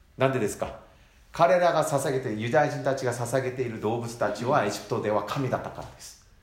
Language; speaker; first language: Japanese; non-native, fluent; Korean